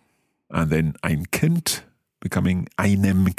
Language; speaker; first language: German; non-native, fluent; English